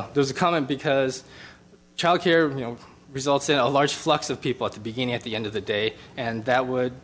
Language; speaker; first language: English; native; English